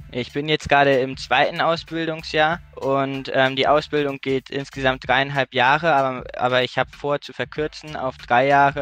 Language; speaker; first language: German; native; German